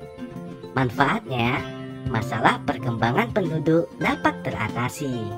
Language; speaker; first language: Indonesian; native; Indonesian